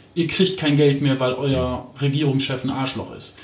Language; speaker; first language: German; native; German